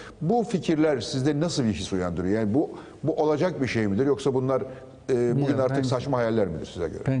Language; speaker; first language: Turkish; native; Turkish